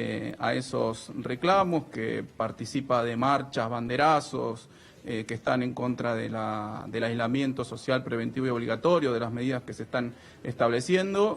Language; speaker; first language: Spanish; native; Spanish